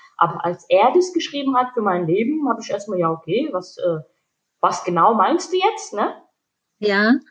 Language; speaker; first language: German; early bilingual, other home language; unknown